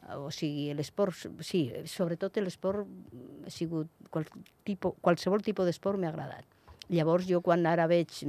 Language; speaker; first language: Catalan; non-native, local second language; Spanish